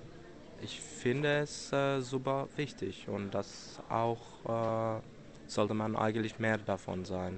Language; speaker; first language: German; non-native, fluent; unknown